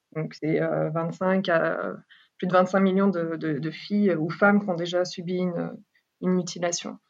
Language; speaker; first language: French; native; French